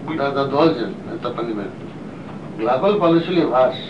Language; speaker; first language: Russian; non-native, learner; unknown